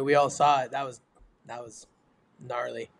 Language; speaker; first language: English; native; English